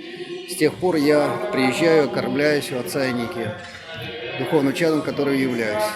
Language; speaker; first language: Russian; native; Russian